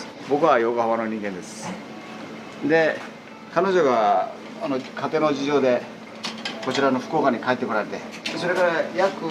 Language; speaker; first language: Japanese; native; Japanese